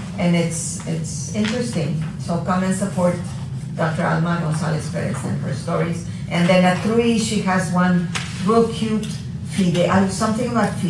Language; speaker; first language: English; early bilingual, other home language; Spanish